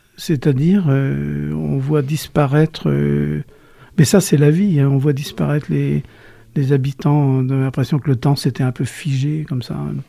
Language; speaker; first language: French; native; French